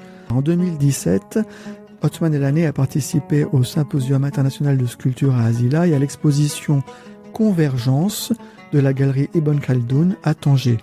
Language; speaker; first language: French; native; French